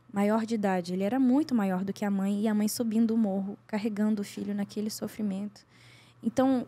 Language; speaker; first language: Portuguese; native; Portuguese